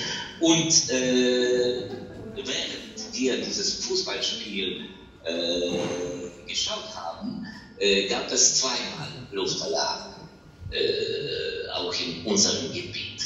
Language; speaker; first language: German; non-native, fluent; Ukrainian